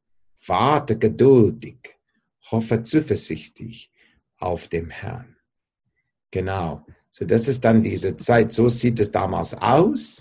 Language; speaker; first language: German; non-native, fluent; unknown